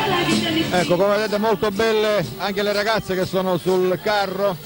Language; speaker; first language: Italian; native; Italian